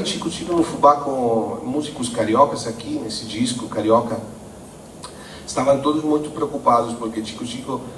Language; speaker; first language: Portuguese; non-native, fluent; Italian